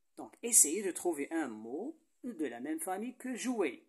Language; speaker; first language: French; non-native, local second language; Arabic